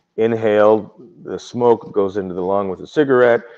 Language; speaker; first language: English; native; English